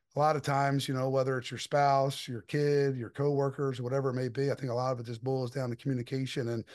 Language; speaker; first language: English; native; English